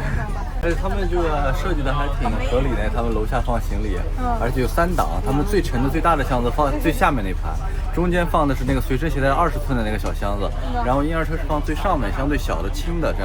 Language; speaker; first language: Chinese; native; Chinese